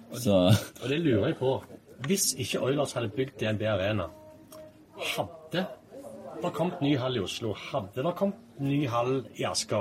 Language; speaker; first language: Norwegian; native; Norwegian